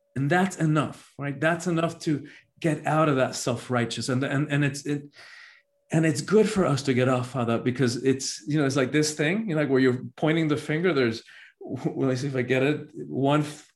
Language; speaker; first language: English; early bilingual, other home language; Spanish